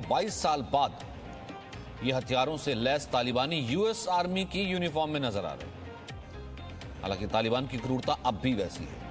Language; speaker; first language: Hindi; native; Hindi